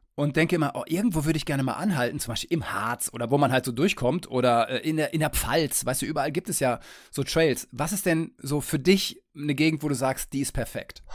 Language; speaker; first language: German; native; German